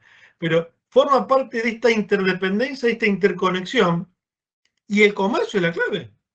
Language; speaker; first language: Spanish; native; Spanish